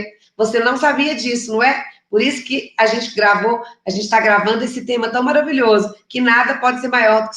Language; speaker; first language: Portuguese; native; Portuguese